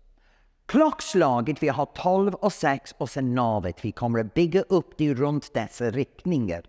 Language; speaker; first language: Swedish; non-native, fluent; English